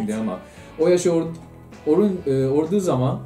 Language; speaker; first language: Turkish; non-native, fluent; Japanese